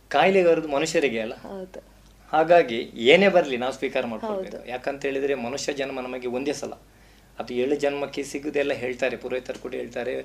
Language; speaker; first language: Kannada; non-native, local second language; Tulu